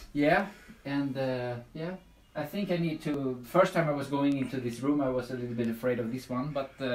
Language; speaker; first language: English; non-native, fluent; Swedish